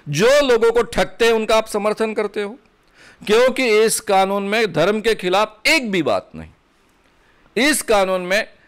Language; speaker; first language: Hindi; non-native, local second language; Marathi